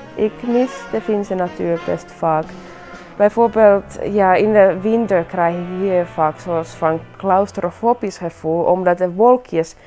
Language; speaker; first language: Dutch; non-native, fluent; Finnish